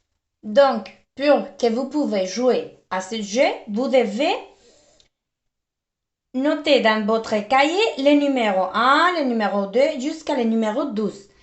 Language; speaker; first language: French; non-native, fluent; Spanish